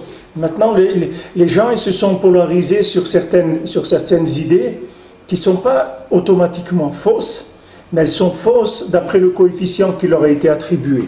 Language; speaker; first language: French; native; French